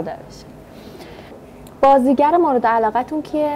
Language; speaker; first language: Persian; native; Persian